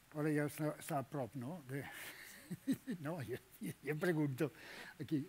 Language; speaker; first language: Catalan; non-native, fluent; Danish